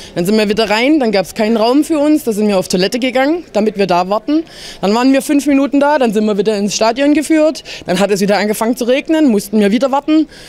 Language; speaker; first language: German; native; German